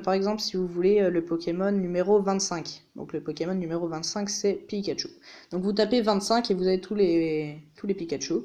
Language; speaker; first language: French; native; French